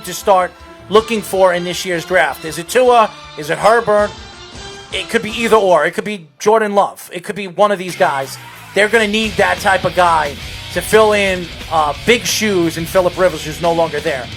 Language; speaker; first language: English; native; English